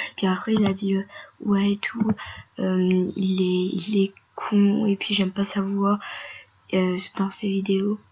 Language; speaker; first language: French; native; French